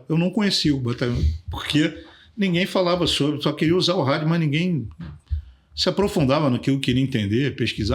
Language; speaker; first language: Portuguese; native; Portuguese